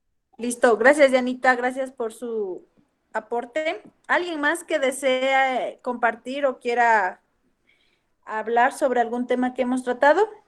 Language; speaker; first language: Spanish; native; Spanish